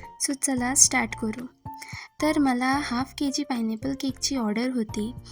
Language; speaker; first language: Marathi; non-native, local second language; Konkani